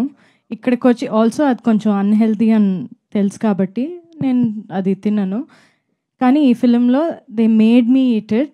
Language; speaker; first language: Telugu; non-native, fluent; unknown